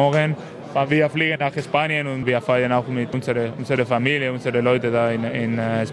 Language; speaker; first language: German; non-native, learner; Spanish